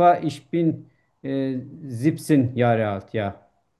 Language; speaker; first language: German; non-native, learner; Turkish